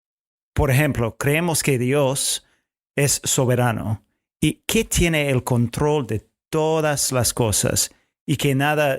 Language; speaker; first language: Spanish; non-native, fluent; English